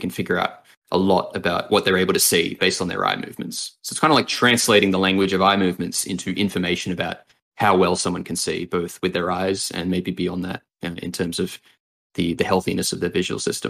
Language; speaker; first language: English; native; English